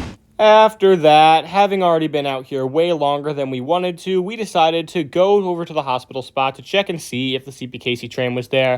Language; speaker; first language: English; native; English